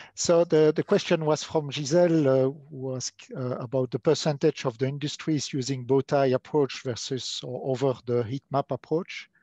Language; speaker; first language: English; non-native, fluent; French